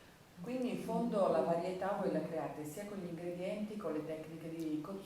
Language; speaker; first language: Italian; native; Italian